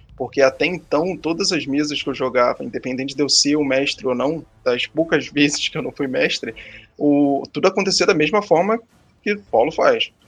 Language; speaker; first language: Portuguese; native; Portuguese